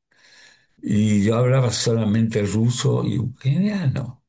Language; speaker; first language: Spanish; early bilingual, other home language; Yiddish